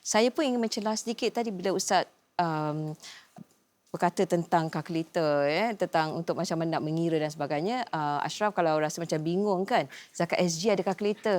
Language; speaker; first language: Malay; native; Malay